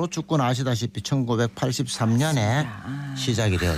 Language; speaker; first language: Korean; native; Korean